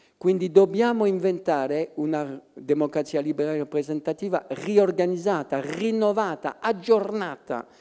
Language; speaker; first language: Italian; non-native, fluent; French